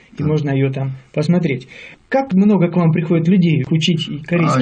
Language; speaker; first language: Russian; native; Russian